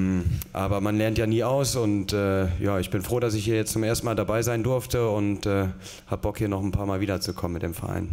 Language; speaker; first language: German; native; German